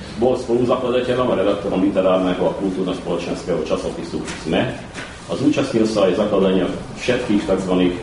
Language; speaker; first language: Slovak; early bilingual, heritage; Slovak